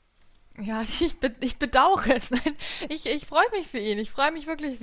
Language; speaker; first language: German; native; German